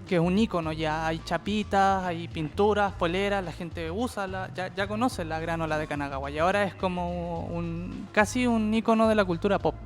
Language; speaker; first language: Spanish; native; Spanish